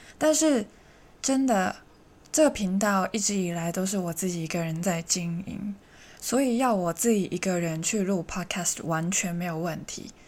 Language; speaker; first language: Chinese; non-native, local second language; Cantonese